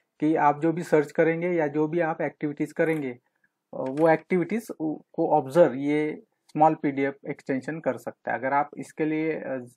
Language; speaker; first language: Hindi; non-native, local second language; Marathi